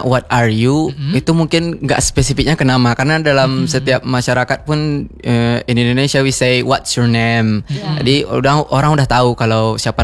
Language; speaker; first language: English; non-native, learner; Indonesian